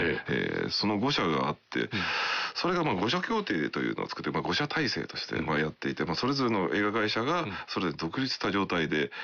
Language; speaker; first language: Japanese; native; Japanese